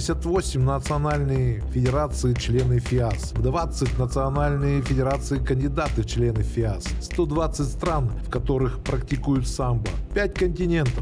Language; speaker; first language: Russian; native; Russian